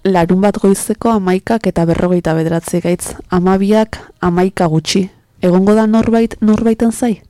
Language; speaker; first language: Basque; native; Basque